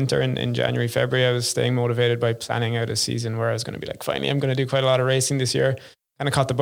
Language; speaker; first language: English; native; English